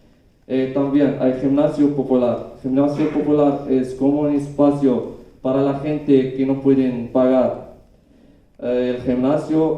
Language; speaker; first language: Spanish; non-native, learner; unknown